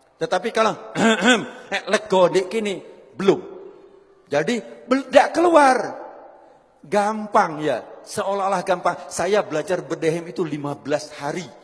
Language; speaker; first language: Indonesian; non-native, local second language; Javanese